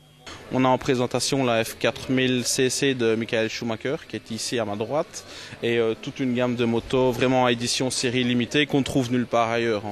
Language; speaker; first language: French; native; French